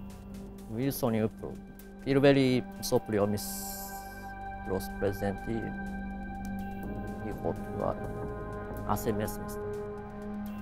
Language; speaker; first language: Georgian; non-native, fluent; Japanese